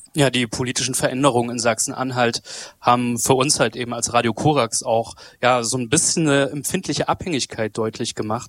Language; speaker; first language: German; native; German